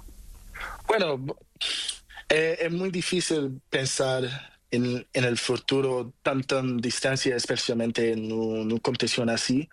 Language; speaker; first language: Spanish; non-native, learner; Portuguese